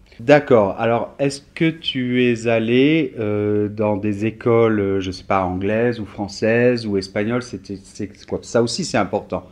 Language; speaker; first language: French; native; French